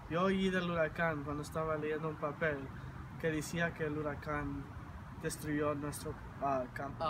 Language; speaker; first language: Spanish; non-native, learner; English